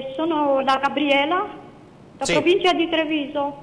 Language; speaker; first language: Italian; non-native, learner; Romanian